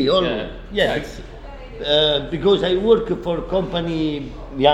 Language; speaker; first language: English; non-native, learner; Italian